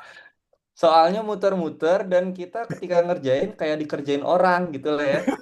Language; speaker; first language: Indonesian; native; Indonesian